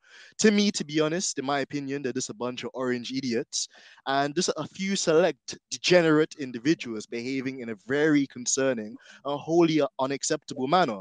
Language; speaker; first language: English; native; English